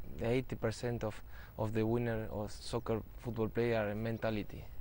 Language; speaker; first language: English; non-native, fluent; Spanish